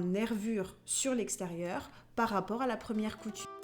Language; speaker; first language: French; native; French